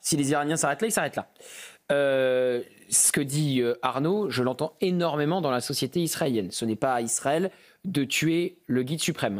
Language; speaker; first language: French; native; French